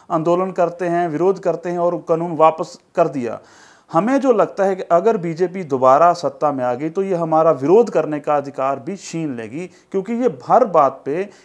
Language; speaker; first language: Hindi; non-native, local second language; Punjabi